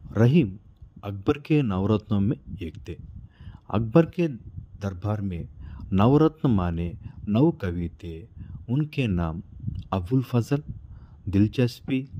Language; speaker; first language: Hindi; non-native, local second language; Telugu